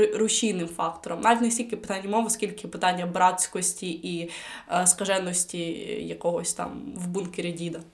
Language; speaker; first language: Ukrainian; non-native, local second language; Russian